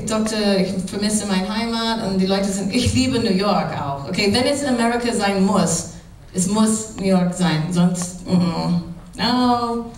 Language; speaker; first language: German; non-native, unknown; English